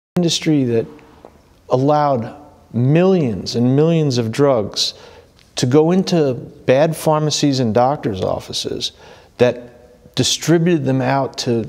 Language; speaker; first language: English; native; English